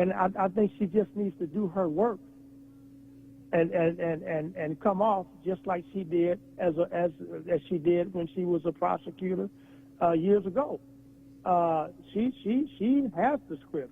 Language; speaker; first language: English; native; English